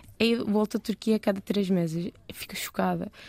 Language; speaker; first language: Portuguese; non-native, learner; Turkish